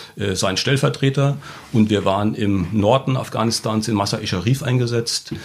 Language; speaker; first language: German; native; German